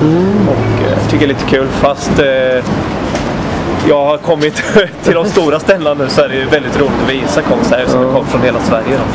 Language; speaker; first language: Swedish; native; Swedish